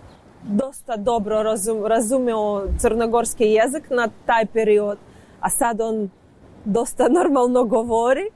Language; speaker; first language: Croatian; non-native, learner; Ukrainian